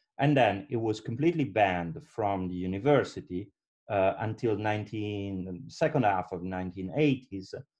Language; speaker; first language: English; non-native, fluent; Italian